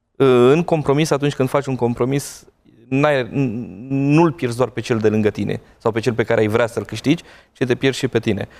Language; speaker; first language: Romanian; native; Romanian